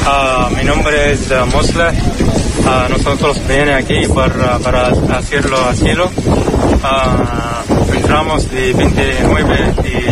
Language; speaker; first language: Spanish; non-native, learner; Arabic